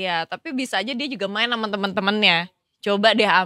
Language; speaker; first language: Indonesian; native; Indonesian